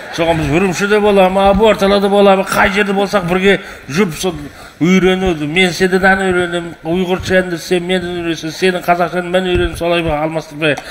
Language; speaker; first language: Kazakh; non-native, local second language; Uyghur